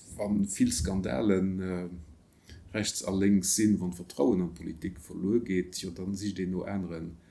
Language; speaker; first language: Luxembourgish; native; Luxembourgish